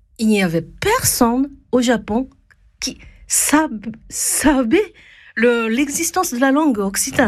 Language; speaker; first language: French; non-native, fluent; Japanese